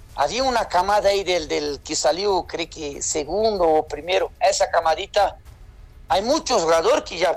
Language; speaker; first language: Spanish; non-native, fluent; Portuguese